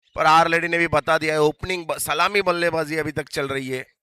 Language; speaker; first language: Hindi; non-native, local second language; Marathi